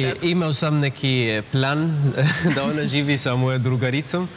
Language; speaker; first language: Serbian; non-native, learner; Arabic